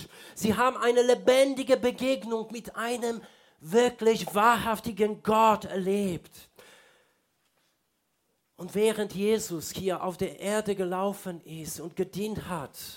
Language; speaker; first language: German; non-native, fluent; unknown